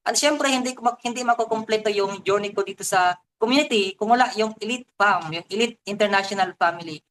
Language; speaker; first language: Filipino; native; Filipino